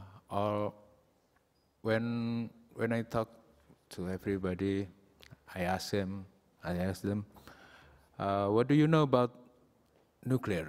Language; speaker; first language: English; non-native, learner; Indonesian